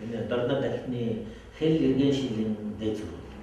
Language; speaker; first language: Mongolian; non-native, fluent; French